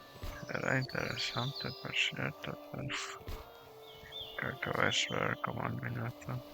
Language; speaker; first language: Spanish; non-native, learner; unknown